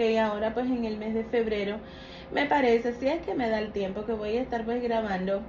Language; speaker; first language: Spanish; native; Spanish